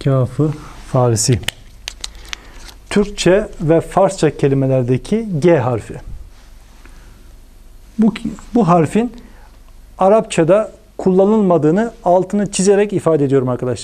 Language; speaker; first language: Turkish; native; Turkish